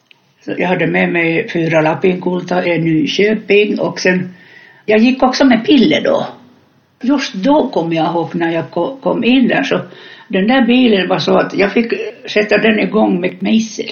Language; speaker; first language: Swedish; non-native, fluent; Finnish